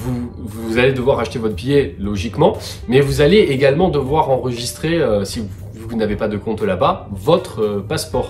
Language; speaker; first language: French; native; French